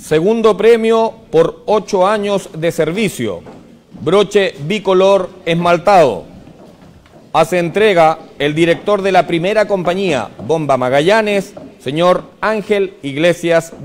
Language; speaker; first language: Spanish; native; Spanish